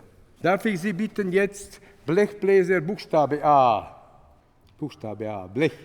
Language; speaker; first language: German; non-native, fluent; Latvian